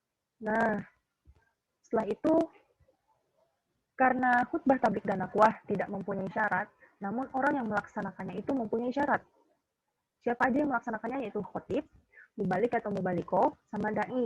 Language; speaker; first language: Indonesian; native; Indonesian